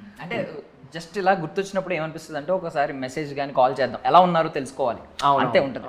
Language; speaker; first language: Telugu; native; Telugu